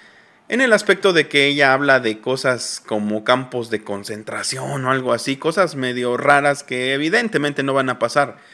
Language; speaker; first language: Spanish; native; Spanish